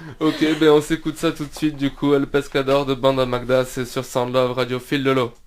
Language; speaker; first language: French; native; French